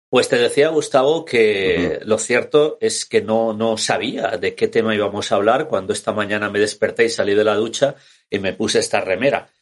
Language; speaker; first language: Spanish; native; Spanish